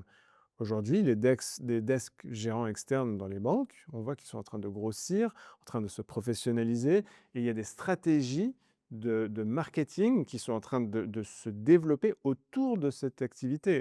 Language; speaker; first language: French; native; French